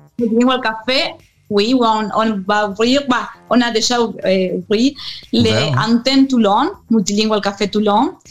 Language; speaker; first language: French; non-native, learner; Spanish